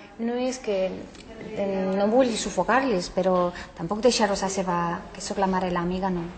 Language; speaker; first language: Catalan; non-native, learner; Romanian